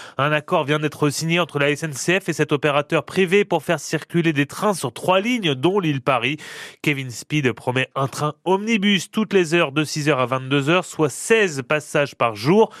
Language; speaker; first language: French; native; French